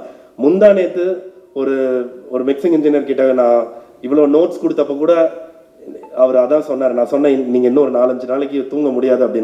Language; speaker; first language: Tamil; native; Tamil